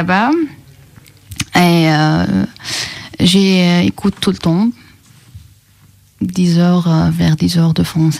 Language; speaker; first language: French; non-native, learner; Arabic